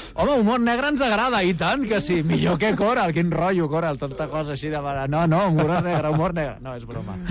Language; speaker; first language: Catalan; native; Catalan